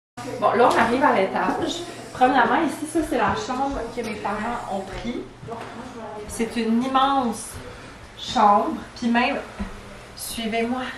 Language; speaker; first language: French; native; French